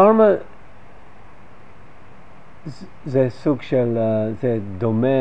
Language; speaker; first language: Hebrew; non-native, fluent; English